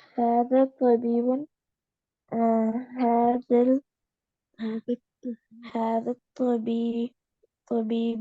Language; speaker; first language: Arabic; non-native, learner; Urdu